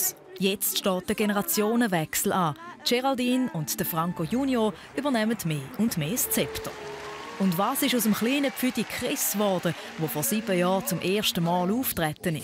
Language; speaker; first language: German; native; German